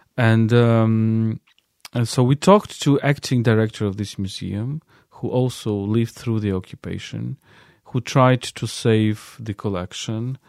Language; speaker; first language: English; non-native, fluent; Ukrainian